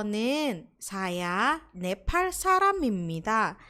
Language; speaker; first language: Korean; non-native, fluent; Indonesian